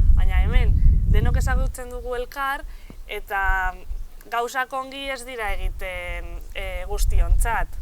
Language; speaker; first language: Basque; non-native, local second language; Spanish